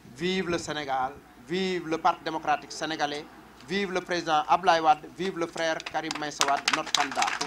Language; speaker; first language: French; non-native, local second language; Wolof